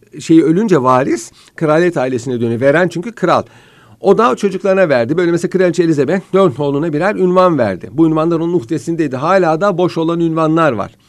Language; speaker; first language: Turkish; native; Turkish